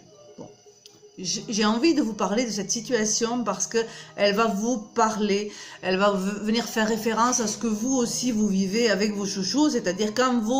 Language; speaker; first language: French; native; French